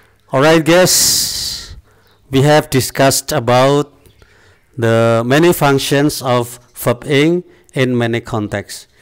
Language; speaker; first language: English; non-native, fluent; Indonesian